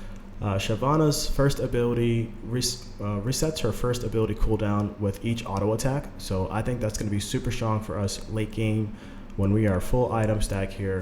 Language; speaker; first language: English; native; English